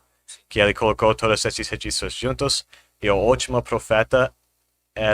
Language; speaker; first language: Portuguese; non-native, fluent; English